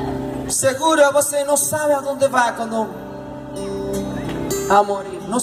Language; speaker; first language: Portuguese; non-native, learner; Spanish